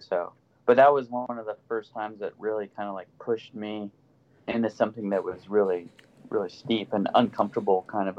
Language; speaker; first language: English; native; English